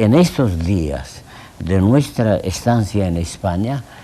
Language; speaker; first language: Spanish; non-native, fluent; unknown